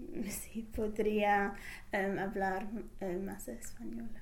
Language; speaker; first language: Spanish; non-native, fluent; English